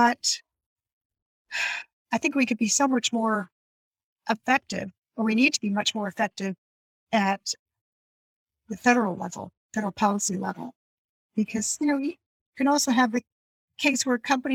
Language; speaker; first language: English; native; English